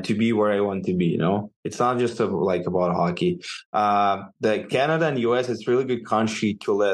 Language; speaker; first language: English; non-native, fluent; Russian